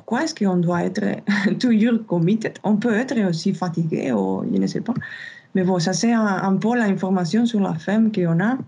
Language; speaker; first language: French; non-native, fluent; Spanish